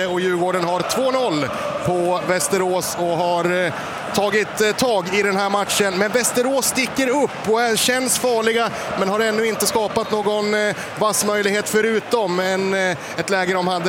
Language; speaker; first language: Swedish; native; Swedish